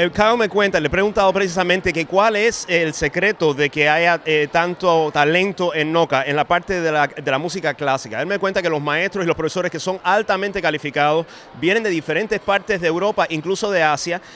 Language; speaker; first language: Spanish; native; Spanish